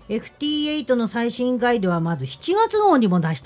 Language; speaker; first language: Japanese; native; Japanese